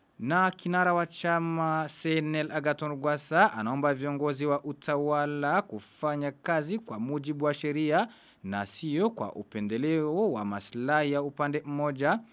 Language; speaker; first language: Swahili; non-native, local second language; Rundi